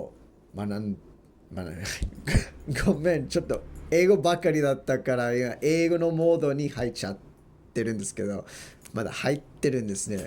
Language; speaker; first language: Japanese; non-native, learner; English